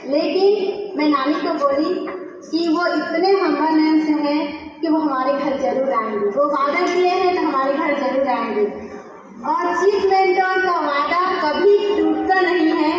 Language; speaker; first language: Hindi; native; Hindi